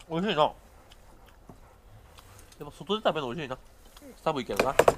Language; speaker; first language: Japanese; native; Japanese